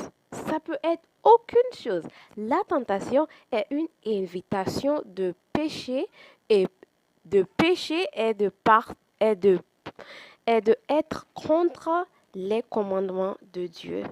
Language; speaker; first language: French; non-native, fluent; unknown